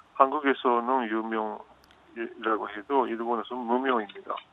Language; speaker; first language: Korean; non-native, fluent; Japanese